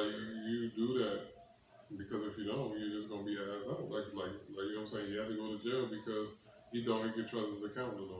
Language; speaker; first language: English; native; English